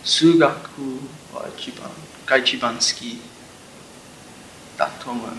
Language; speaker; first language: Japanese; non-native, learner; English